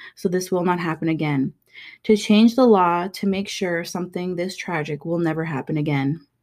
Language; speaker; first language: English; native; English